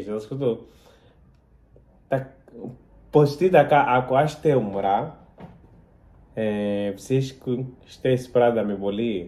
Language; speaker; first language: Bulgarian; non-native, learner; Portuguese